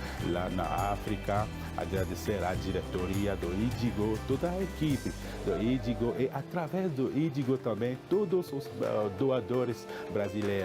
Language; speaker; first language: Portuguese; non-native, fluent; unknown